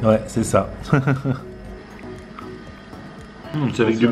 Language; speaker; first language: French; native; French